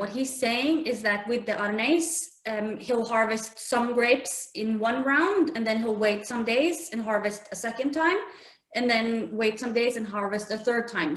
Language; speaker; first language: English; non-native, fluent; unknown